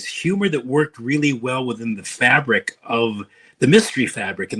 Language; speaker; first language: English; native; English